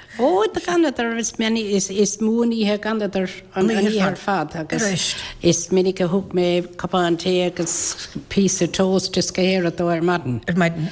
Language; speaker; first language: Irish; native; Irish